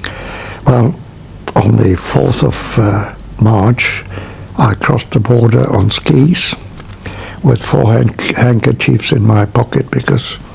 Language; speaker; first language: English; non-native, fluent; Czech